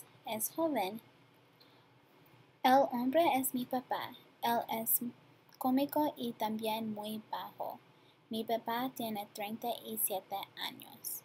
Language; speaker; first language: Spanish; non-native, learner; English